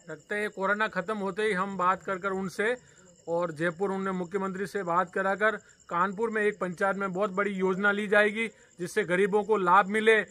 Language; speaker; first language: Hindi; native; Hindi